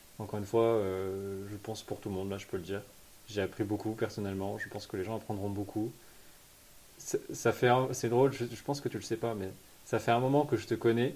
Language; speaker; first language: French; native; French